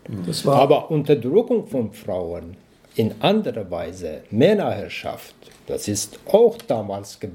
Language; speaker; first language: German; non-native, learner; Persian